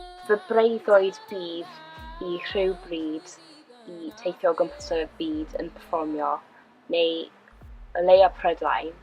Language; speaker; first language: Welsh; non-native, local second language; English